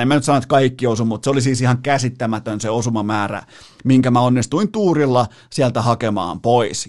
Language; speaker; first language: Finnish; native; Finnish